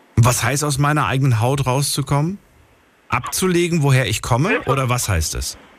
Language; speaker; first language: German; native; German